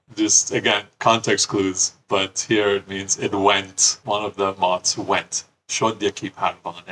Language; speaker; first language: English; early bilingual, other home language; Persian